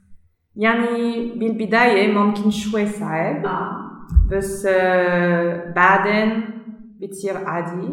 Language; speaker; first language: Arabic; non-native, learner; German